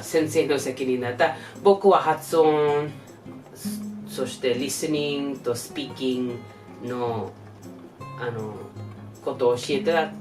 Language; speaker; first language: Japanese; non-native, learner; English